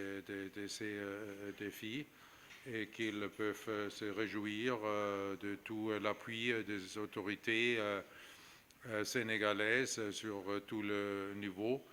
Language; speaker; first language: French; non-native, fluent; German